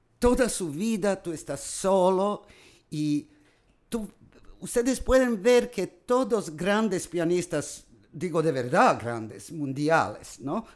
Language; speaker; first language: Spanish; non-native, fluent; Serbian